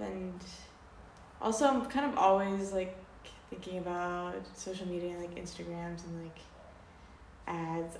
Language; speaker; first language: English; native; English